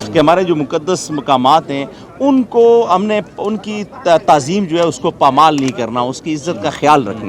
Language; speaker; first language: Urdu; native; Urdu